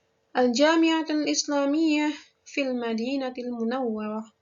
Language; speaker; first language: Arabic; non-native, fluent; Indonesian